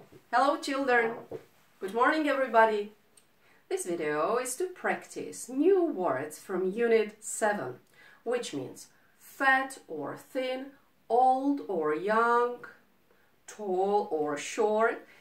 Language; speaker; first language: English; non-native, fluent; Czech